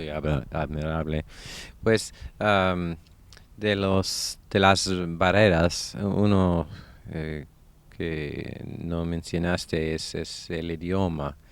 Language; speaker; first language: Spanish; non-native, fluent; English